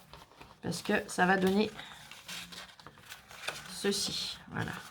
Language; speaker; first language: French; native; French